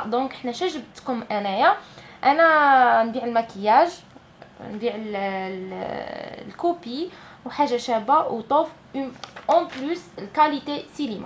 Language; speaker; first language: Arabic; native; Arabic